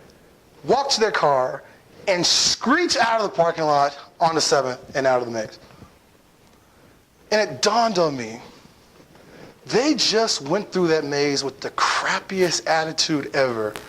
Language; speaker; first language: English; native; English